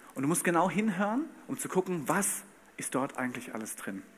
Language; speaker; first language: German; native; German